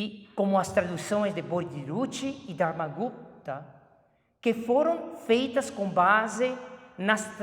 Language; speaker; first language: Portuguese; non-native, fluent; Chinese